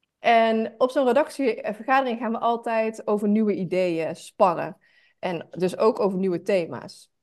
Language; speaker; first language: Dutch; native; Dutch